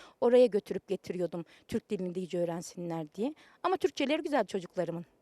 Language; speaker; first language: Turkish; native; Turkish